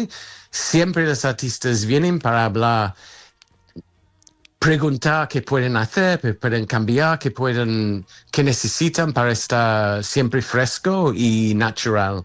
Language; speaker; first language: Spanish; non-native, fluent; English